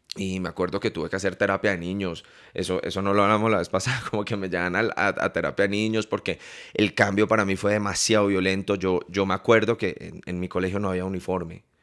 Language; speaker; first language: Spanish; early bilingual, heritage; English